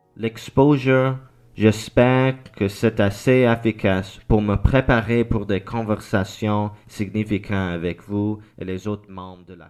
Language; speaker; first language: French; non-native, learner; English